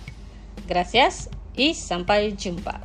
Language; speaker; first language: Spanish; non-native, fluent; Indonesian